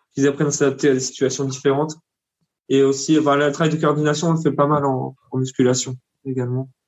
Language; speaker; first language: French; native; French